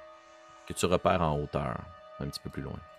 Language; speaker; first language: French; native; French